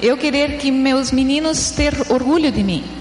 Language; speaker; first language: Portuguese; native; Portuguese